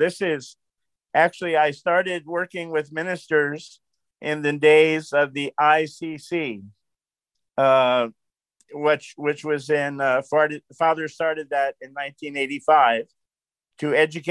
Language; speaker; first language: English; native; English